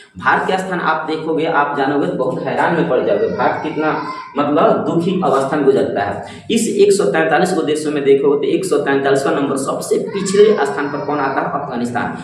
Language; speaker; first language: Hindi; native; Hindi